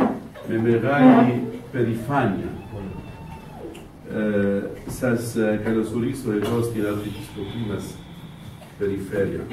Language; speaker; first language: Greek; non-native, fluent; Arabic